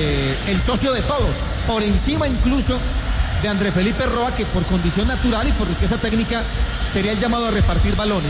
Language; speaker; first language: Spanish; native; Spanish